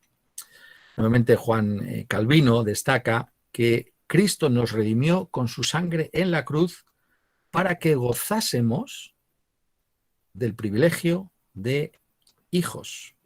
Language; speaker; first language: Spanish; native; Spanish